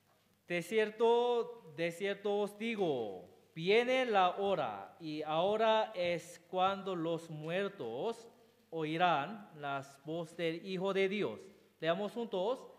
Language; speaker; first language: Spanish; non-native, learner; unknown